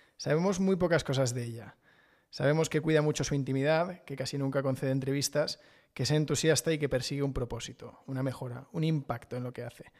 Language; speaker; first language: Spanish; native; Spanish